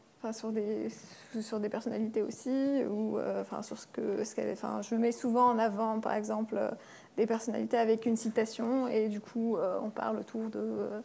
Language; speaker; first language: French; non-native, local second language; Kabyle